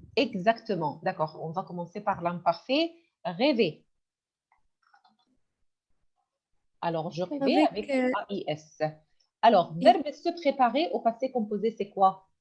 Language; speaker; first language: French; non-native, fluent; Arabic